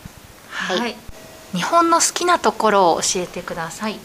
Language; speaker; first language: Japanese; native; Japanese